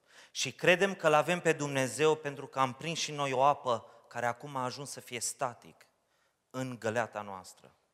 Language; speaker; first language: Romanian; early bilingual, heritage; Romanian